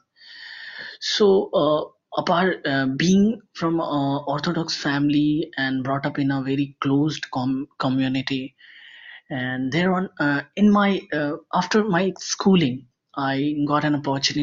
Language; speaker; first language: English; non-native, local second language; Hindi